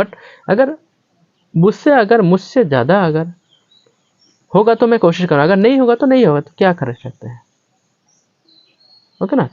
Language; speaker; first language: Hindi; non-native, local second language; Bangla